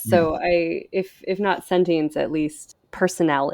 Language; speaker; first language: English; native; English